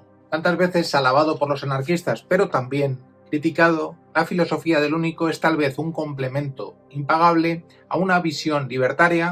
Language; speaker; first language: Spanish; native; Spanish